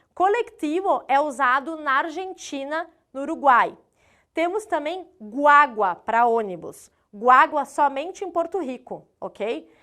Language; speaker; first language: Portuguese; native; Portuguese